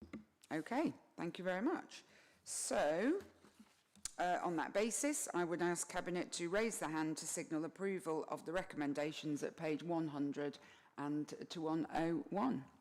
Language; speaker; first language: English; native; English